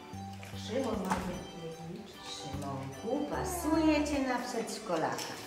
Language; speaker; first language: Polish; native; Polish